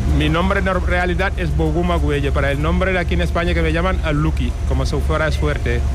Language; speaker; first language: Spanish; non-native, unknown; Wolof